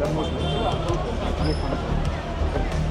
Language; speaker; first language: Russian; non-native, learner; Hindi